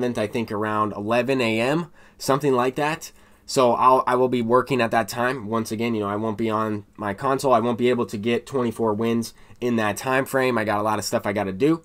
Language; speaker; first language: English; native; English